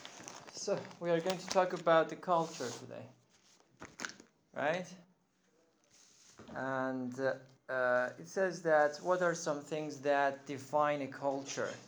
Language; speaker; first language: English; non-native, fluent; Turkish